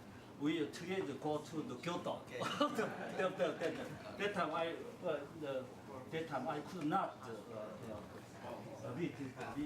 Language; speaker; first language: English; non-native, learner; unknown